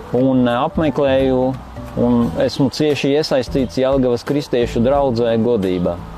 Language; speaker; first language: Latvian; non-native, fluent; Armenian